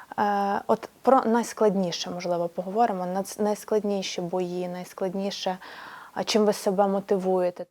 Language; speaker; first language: Ukrainian; native; Ukrainian